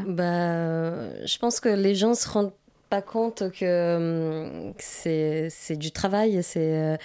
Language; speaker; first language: French; non-native, fluent; Portuguese